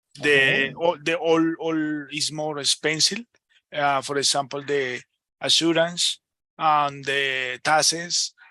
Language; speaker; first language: English; non-native, learner; Spanish